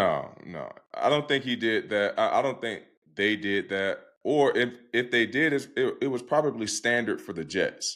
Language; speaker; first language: English; native; English